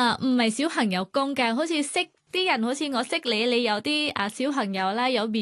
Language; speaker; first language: Cantonese; non-native, fluent; Thai